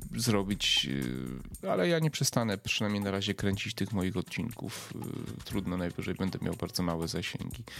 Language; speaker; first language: Polish; native; Polish